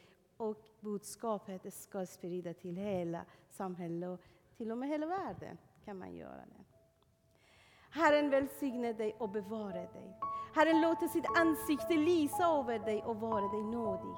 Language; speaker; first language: Swedish; non-native, fluent; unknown